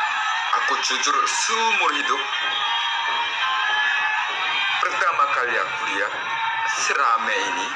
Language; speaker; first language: Indonesian; non-native, fluent; Korean